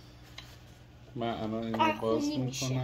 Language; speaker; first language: Persian; native; Persian